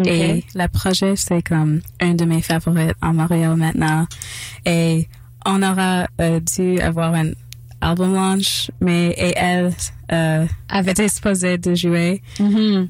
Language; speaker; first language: French; non-native, local second language; English